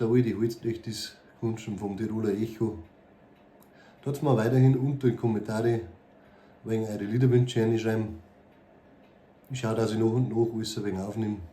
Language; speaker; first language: German; native; German